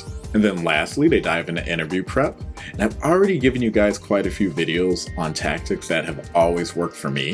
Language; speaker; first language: English; native; English